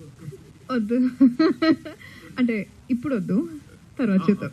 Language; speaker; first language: Telugu; non-native, fluent; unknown